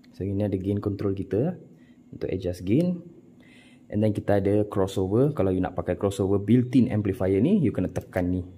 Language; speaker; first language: Malay; non-native, local second language; Tamil